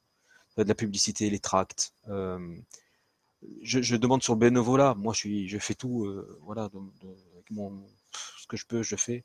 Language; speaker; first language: French; native; French